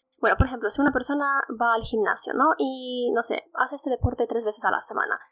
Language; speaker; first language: Spanish; non-native, fluent; Polish